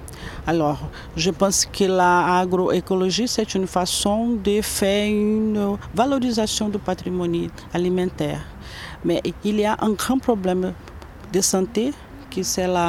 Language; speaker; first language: French; non-native, learner; Portuguese